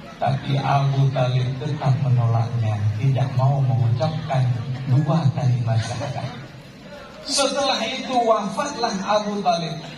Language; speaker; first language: Indonesian; non-native, local second language; Achinese